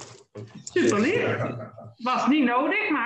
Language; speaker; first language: Dutch; native; Dutch